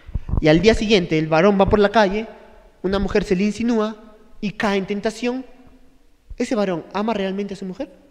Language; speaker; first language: Spanish; native; Spanish